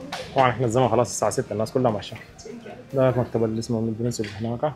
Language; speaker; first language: Arabic; native; Arabic